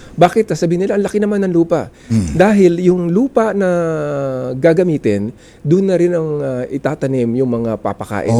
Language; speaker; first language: Filipino; non-native, local second language; Iloko